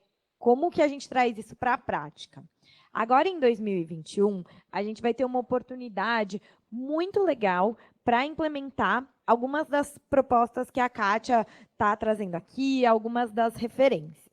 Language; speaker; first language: Portuguese; native; Portuguese